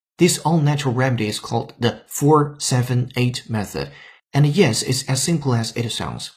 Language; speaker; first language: English; non-native, fluent; Chinese